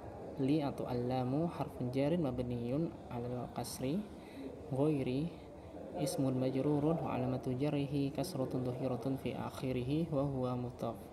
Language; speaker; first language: Arabic; non-native, fluent; Indonesian